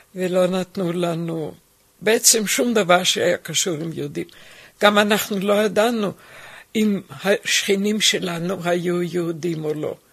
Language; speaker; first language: Hebrew; non-native, fluent; German